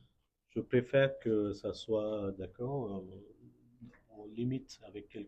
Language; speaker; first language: French; non-native, fluent; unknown